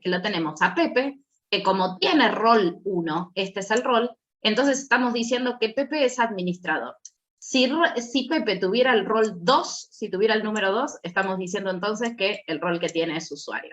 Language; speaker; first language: Spanish; native; Spanish